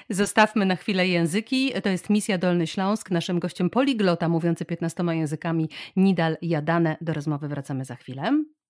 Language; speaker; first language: Polish; native; Polish